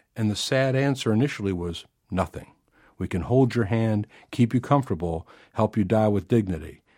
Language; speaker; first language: English; native; English